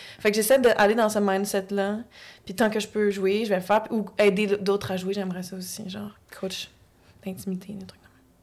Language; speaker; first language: French; native; French